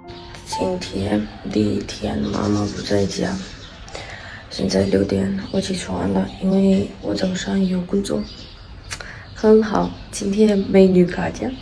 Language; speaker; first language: Chinese; non-native, learner; Ukrainian